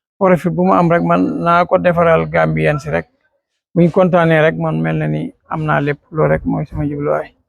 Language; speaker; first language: Wolof; native; Wolof